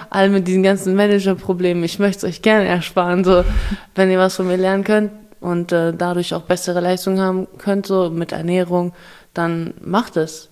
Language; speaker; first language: German; early bilingual, other home language; Russian